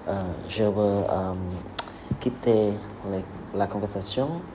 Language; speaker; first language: French; non-native, learner; Vietnamese